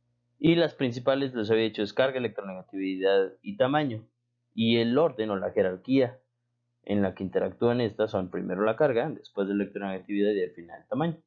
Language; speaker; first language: Spanish; native; Spanish